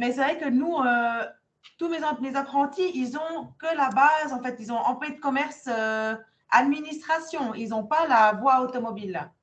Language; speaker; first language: French; native; French